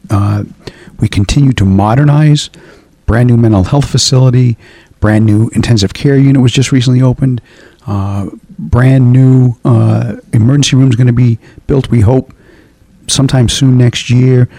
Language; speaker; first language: English; native; English